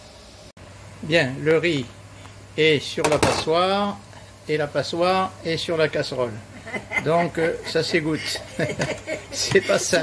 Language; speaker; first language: French; native; French